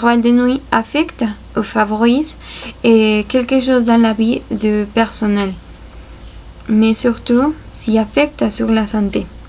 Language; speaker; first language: French; non-native, fluent; Spanish